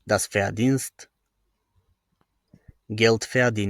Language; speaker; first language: German; non-native, fluent; Macedonian